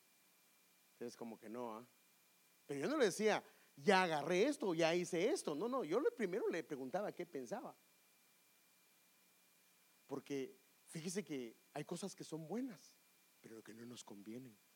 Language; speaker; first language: Spanish; native; Spanish